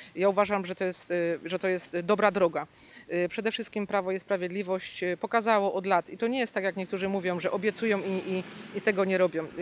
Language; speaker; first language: Polish; native; Polish